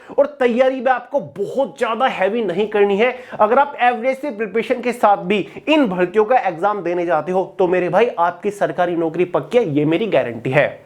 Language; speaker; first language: Hindi; native; Hindi